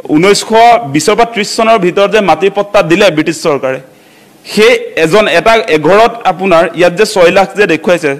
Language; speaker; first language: Assamese; non-native, local second language; Mising